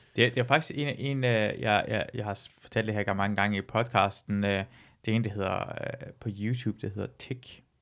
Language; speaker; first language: Danish; early bilingual, other home language; Persian